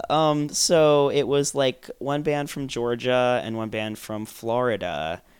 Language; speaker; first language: English; native; English